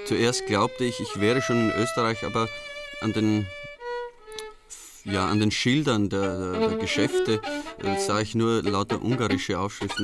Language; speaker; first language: German; native; German